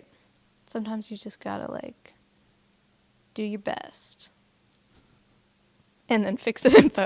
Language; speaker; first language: English; native; English